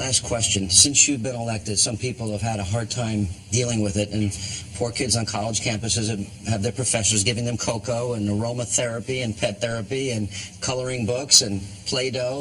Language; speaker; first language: English; native; English